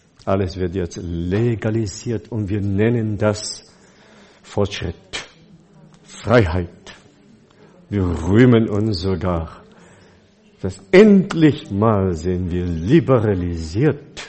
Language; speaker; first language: German; non-native, fluent; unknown